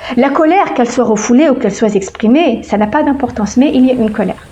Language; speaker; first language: French; non-native, local second language; Arabic